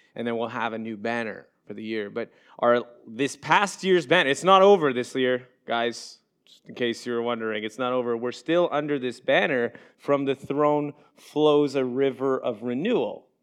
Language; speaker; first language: English; native; English